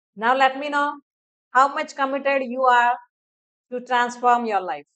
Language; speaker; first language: English; non-native, local second language; Telugu